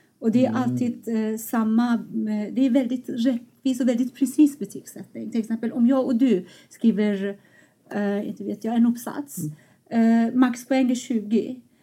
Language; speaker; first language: Swedish; non-native, fluent; Persian